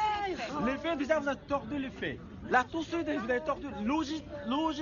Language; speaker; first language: French; native; French